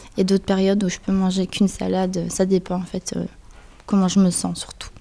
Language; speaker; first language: French; early bilingual, other home language; Spanish